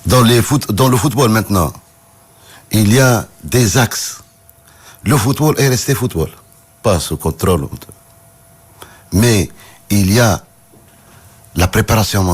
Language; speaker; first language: French; non-native, local second language; Arabic